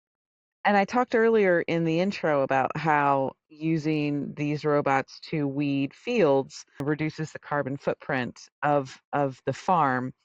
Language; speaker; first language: English; native; English